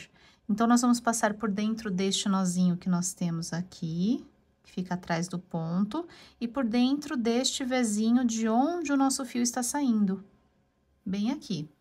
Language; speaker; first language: Portuguese; native; Portuguese